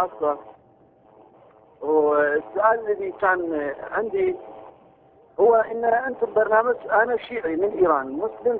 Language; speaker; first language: Arabic; non-native, learner; Persian